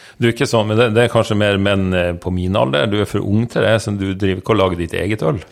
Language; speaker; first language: Norwegian; native; Norwegian